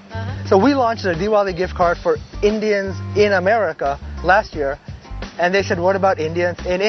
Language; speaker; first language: English; native; English